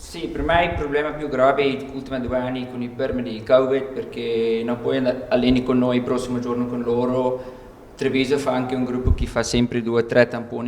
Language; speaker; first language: Italian; non-native, learner; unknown